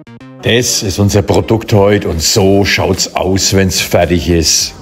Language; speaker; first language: German; native; German